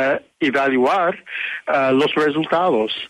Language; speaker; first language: Spanish; non-native, fluent; English